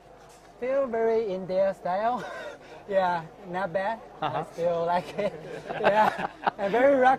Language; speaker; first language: English; non-native, learner; Chinese